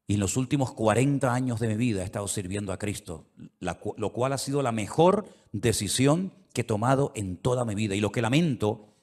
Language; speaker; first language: Spanish; native; Spanish